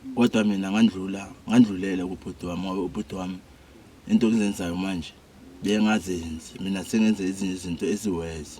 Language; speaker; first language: Zulu; non-native, local second language; Tswana